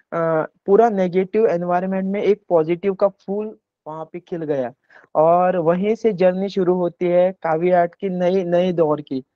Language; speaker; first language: Hindi; non-native, local second language; Konkani